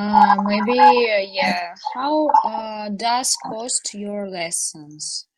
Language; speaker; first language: English; non-native, learner; Russian